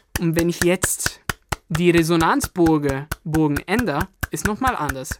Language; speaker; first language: German; non-native, fluent; Italian